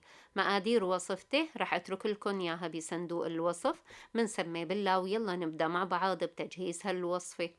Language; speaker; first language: Arabic; native; Arabic